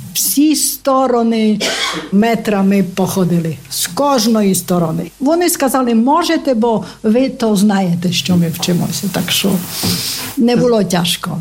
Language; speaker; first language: Ukrainian; native; Ukrainian